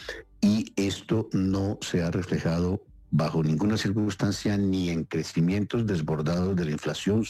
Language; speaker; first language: Spanish; native; Spanish